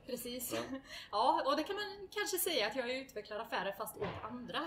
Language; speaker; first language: Swedish; early bilingual, other home language; Bosnian